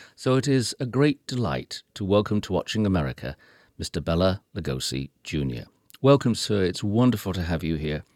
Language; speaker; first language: English; native; English